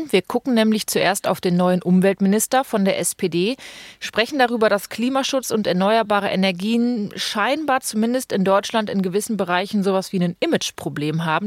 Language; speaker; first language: German; native; German